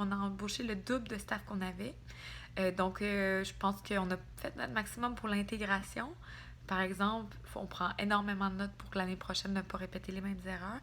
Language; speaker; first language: French; native; French